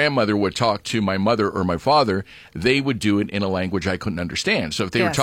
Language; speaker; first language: English; native; English